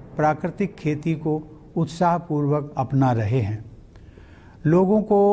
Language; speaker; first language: Hindi; native; Hindi